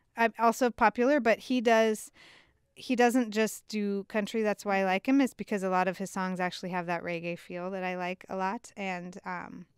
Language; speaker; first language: English; native; English